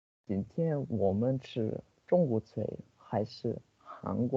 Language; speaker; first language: Chinese; non-native, learner; English